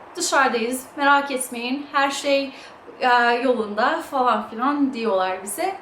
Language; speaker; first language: Turkish; early bilingual, heritage; English